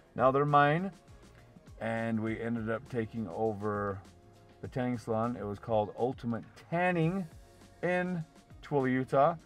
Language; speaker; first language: English; native; English